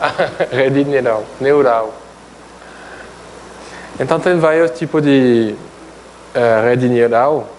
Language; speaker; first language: Portuguese; non-native, fluent; French